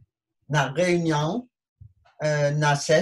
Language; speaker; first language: Portuguese; non-native, learner; French